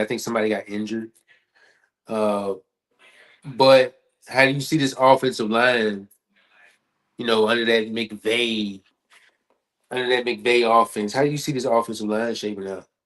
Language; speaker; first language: English; native; English